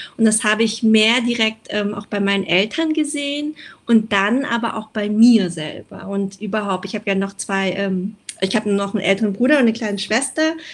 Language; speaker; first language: German; early bilingual, other home language; Vietnamese